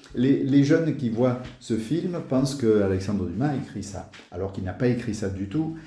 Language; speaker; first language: French; native; French